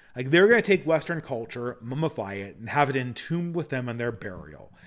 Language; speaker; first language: English; native; English